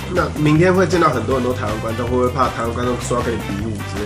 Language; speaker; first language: Chinese; native; Chinese